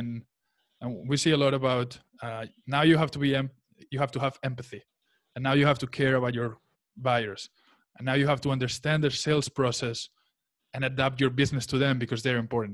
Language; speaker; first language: English; non-native, fluent; Spanish